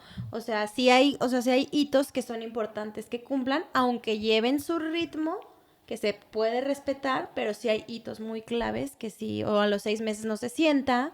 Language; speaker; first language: Spanish; native; Spanish